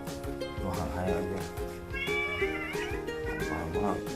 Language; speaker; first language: Japanese; native; Japanese